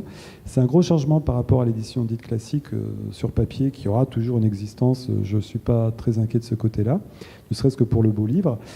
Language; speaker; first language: French; native; French